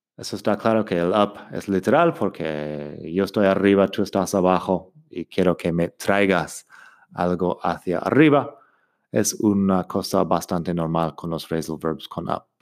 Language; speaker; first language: Spanish; non-native, fluent; English